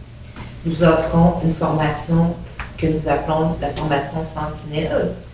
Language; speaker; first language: French; native; French